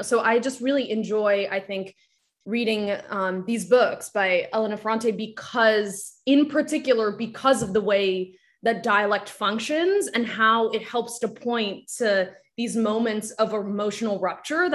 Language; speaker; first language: English; non-native, fluent; Japanese